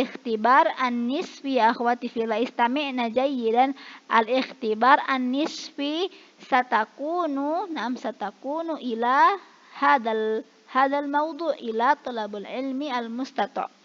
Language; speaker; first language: Arabic; non-native, fluent; Indonesian